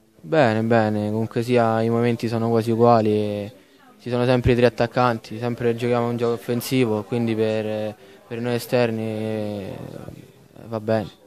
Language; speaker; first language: Italian; native; Italian